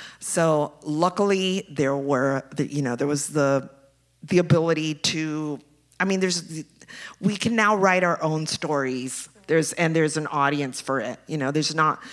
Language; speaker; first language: English; early bilingual, other home language; Spanish